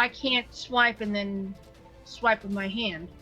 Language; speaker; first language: English; native; English